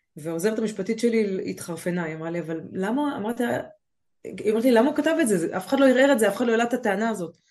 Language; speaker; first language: Hebrew; native; Hebrew